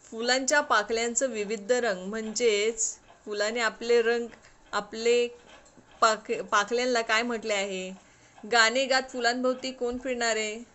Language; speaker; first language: Marathi; non-native, local second language; Urdu